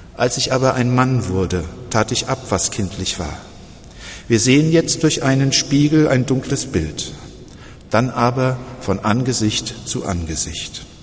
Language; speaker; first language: German; native; German